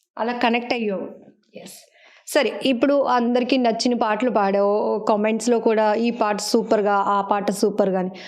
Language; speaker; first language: Telugu; native; Telugu